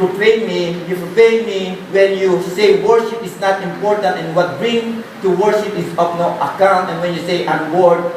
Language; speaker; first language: English; non-native, local second language; Filipino